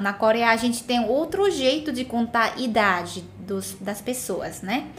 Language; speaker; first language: Portuguese; non-native, fluent; Korean